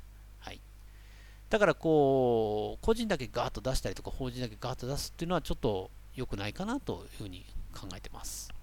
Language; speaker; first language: Japanese; native; Japanese